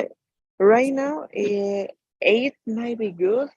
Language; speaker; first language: English; non-native, learner; Spanish